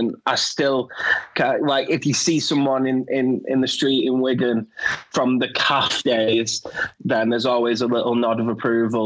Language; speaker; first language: English; native; English